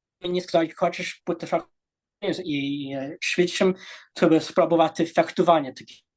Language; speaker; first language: Ukrainian; early bilingual, heritage; English